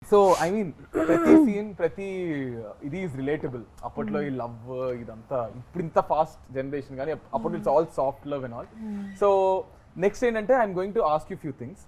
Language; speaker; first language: Telugu; native; Telugu